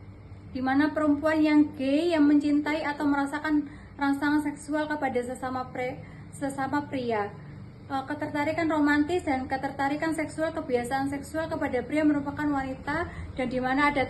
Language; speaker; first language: Indonesian; native; Indonesian